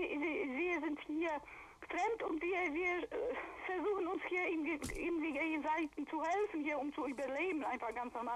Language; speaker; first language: German; non-native, fluent; Polish